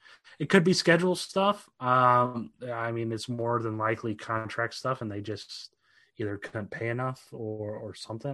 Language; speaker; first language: English; native; English